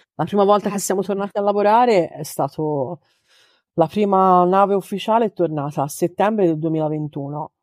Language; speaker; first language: Italian; native; Italian